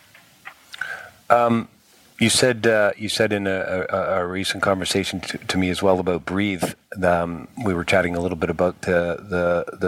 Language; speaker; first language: English; native; English